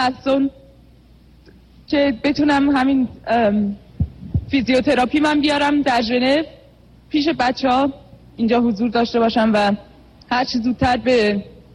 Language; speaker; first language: Persian; non-native, fluent; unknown